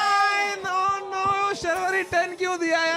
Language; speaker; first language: Hindi; native; Hindi